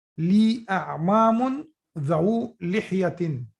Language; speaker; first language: Arabic; non-native, fluent; Urdu